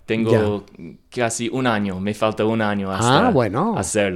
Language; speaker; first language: Spanish; non-native, learner; English